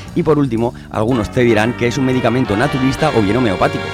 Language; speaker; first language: Spanish; native; Spanish